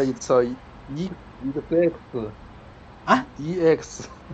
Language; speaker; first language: English; non-native, learner; Chinese